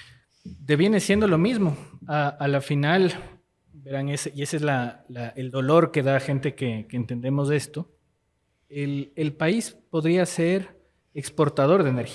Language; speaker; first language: Spanish; native; Spanish